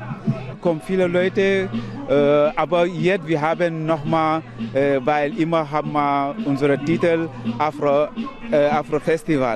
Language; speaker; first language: German; non-native, learner; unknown